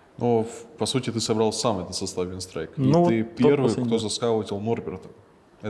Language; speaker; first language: Russian; native; Russian